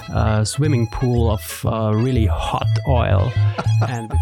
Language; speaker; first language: English; non-native, fluent; German